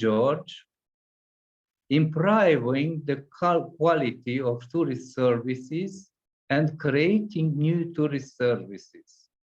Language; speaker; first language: English; non-native, fluent; Hungarian